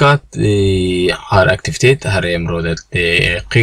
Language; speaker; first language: Swedish; non-native, learner; Somali